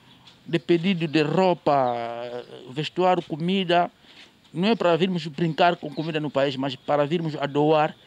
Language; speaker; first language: Portuguese; native; Portuguese